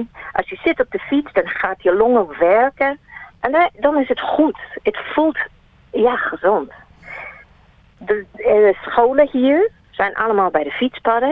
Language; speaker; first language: Dutch; non-native, fluent; English